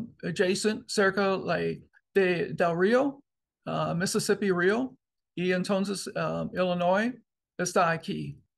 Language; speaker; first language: Spanish; non-native, learner; English